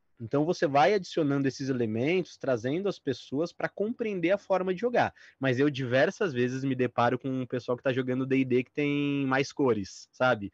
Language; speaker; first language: Portuguese; native; Portuguese